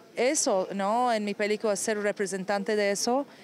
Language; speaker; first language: Spanish; non-native, fluent; Persian